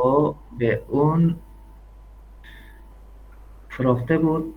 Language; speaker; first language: Persian; non-native, learner; Urdu